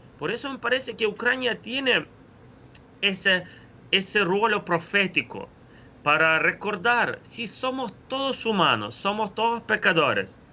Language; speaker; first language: Spanish; non-native, fluent; Ukrainian